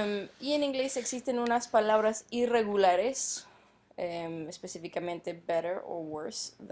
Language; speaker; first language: Spanish; non-native, fluent; English